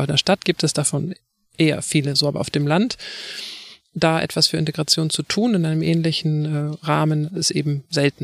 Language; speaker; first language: German; native; German